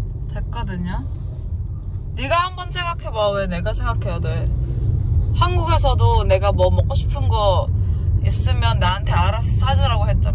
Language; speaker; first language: Korean; non-native, fluent; Indonesian